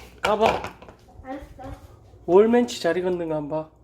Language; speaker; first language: Korean; native; Korean